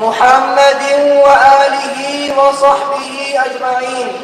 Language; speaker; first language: Arabic; non-native, learner; Urdu